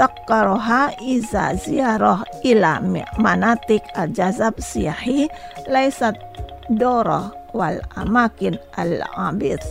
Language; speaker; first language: Arabic; non-native, fluent; Indonesian